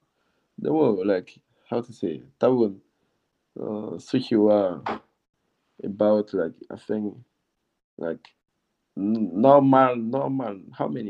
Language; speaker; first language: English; non-native, fluent; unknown